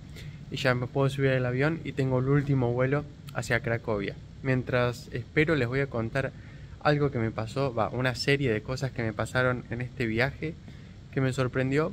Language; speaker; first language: Spanish; native; Spanish